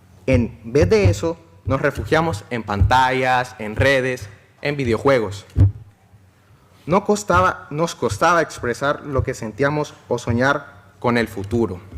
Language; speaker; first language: Spanish; native; Spanish